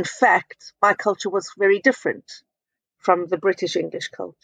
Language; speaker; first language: English; native; English